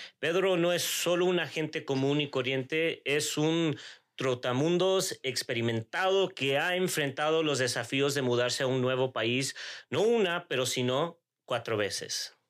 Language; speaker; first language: Spanish; native; Spanish